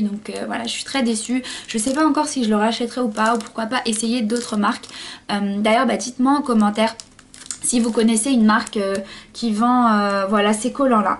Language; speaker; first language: French; native; French